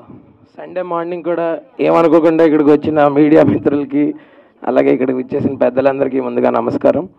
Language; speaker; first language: Telugu; native; Telugu